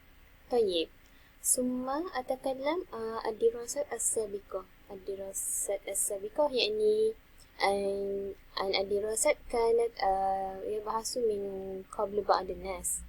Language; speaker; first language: Arabic; non-native, learner; Malay